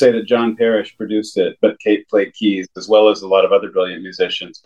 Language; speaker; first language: English; native; English